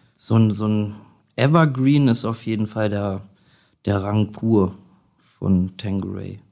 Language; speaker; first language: German; native; German